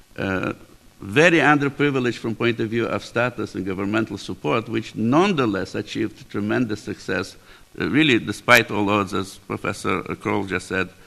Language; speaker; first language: English; native; English